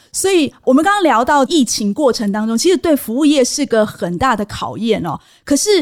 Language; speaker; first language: Chinese; native; Chinese